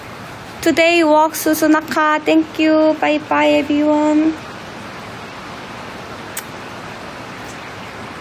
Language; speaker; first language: English; non-native, learner; Korean